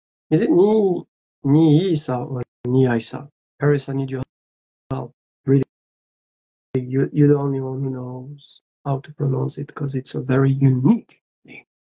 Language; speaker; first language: English; non-native, fluent; French